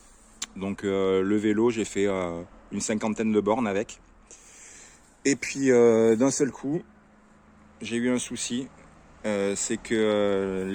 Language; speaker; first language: French; native; French